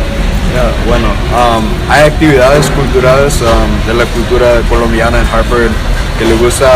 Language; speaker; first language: Spanish; non-native, learner; English